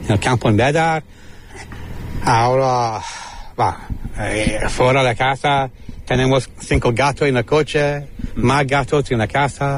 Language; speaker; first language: Spanish; non-native, learner; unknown